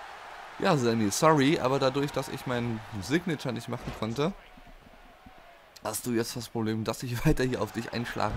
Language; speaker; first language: German; native; German